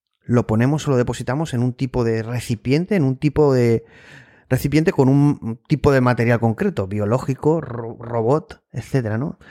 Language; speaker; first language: Spanish; native; Spanish